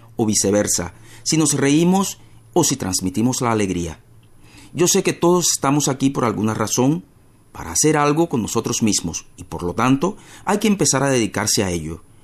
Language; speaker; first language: Spanish; non-native, fluent; Slovak